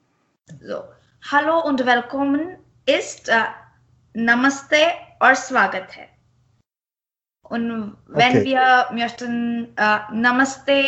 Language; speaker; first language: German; non-native, fluent; Marathi